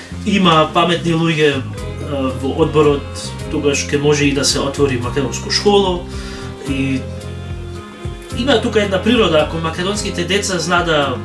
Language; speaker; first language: Macedonian; early bilingual, heritage; Macedonian